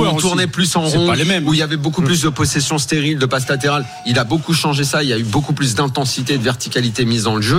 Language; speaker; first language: French; native; French